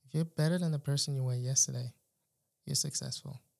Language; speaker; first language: English; non-native, local second language; Yoruba